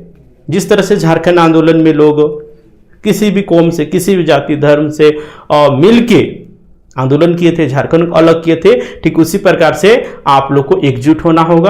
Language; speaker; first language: Hindi; native; Hindi